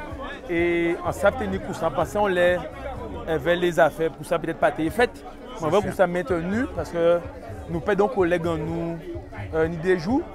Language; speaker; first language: French; non-native, local second language; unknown